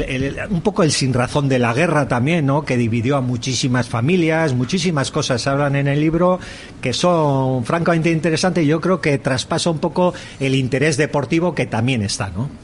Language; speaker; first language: Spanish; native; Spanish